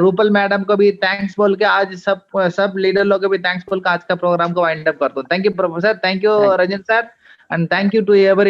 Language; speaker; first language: Hindi; non-native, local second language; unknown